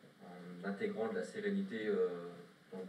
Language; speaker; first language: French; native; French